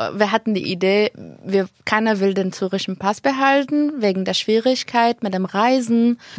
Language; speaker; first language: German; non-native, fluent; Arabic